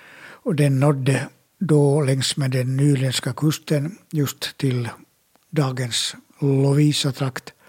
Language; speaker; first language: Swedish; native; Swedish